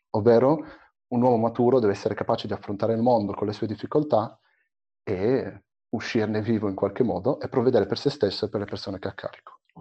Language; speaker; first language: Italian; early bilingual, other home language; Arabic